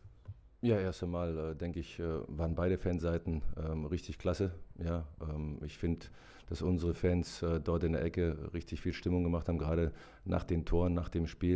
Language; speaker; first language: German; native; German